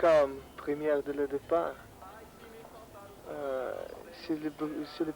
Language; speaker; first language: French; non-native, learner; Portuguese